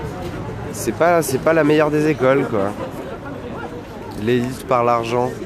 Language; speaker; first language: French; native; French